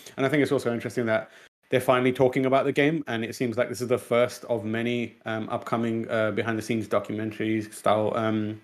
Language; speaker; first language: English; non-native, local second language; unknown